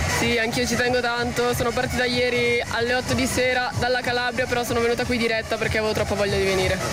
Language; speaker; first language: Italian; native; Italian